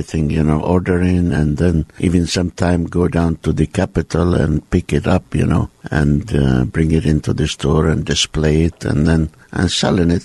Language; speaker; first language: English; non-native, fluent; Arabic